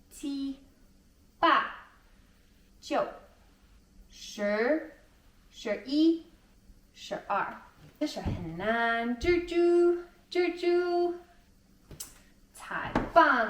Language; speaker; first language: Chinese; non-native, learner; English